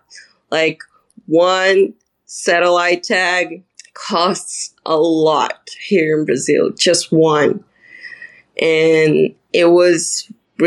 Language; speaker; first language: English; non-native, fluent; Portuguese